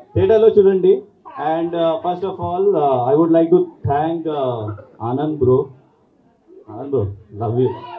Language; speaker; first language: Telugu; non-native, learner; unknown